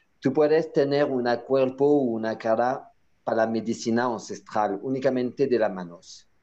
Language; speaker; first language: Spanish; non-native, learner; French